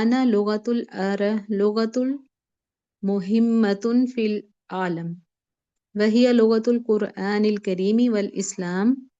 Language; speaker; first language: Arabic; non-native, learner; Urdu